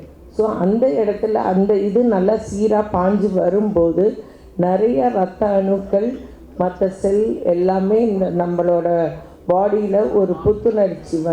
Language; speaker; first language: Tamil; native; Tamil